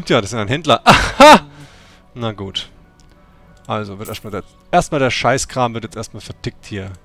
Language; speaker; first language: German; native; German